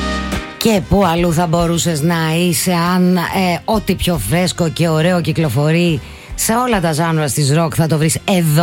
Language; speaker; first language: Greek; native; Greek